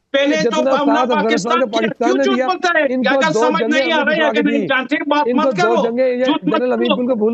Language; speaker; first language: Hindi; non-native, fluent; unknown